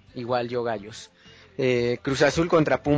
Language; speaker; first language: Spanish; native; Spanish